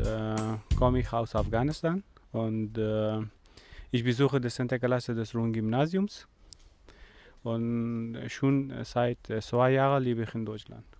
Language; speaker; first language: German; non-native, learner; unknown